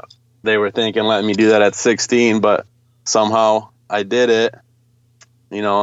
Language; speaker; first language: English; early bilingual, other home language; Polish